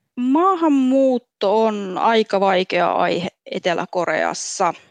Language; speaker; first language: Finnish; native; Finnish